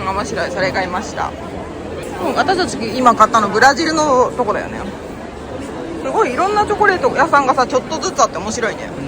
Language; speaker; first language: Japanese; native; Japanese